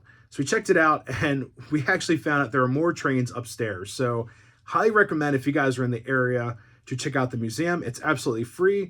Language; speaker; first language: English; native; English